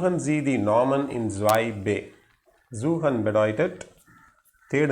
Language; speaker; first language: German; non-native, learner; Tamil